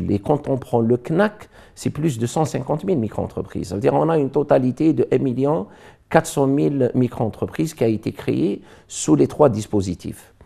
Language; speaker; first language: French; non-native, local second language; Arabic